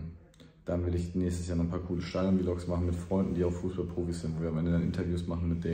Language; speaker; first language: German; native; German